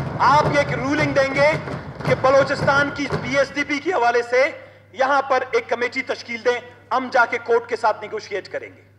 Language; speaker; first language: Urdu; non-native, local second language; Baluchi